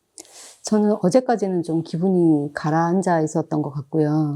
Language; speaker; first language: Korean; native; Korean